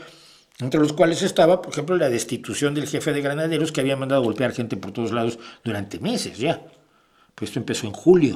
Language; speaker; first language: Spanish; native; Spanish